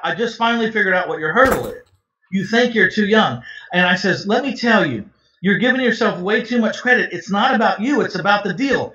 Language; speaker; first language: English; native; English